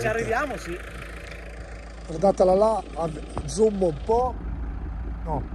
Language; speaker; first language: Italian; native; Italian